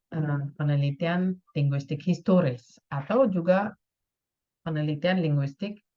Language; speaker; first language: Indonesian; non-native, fluent; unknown